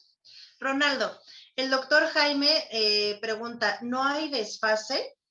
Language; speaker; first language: Spanish; native; Spanish